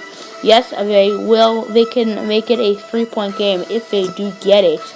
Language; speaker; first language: English; native; English